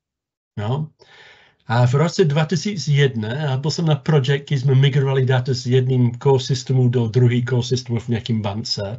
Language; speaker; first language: Czech; non-native, fluent; English